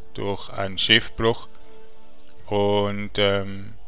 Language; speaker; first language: German; native; German